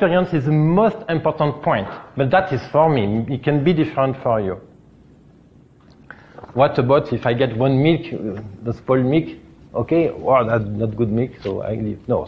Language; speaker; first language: English; non-native, learner; French